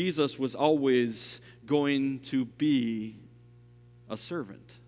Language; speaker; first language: English; native; English